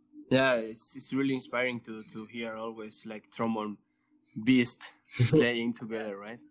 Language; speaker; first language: English; non-native, fluent; Spanish